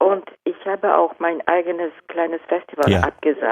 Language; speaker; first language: German; non-native, fluent; Japanese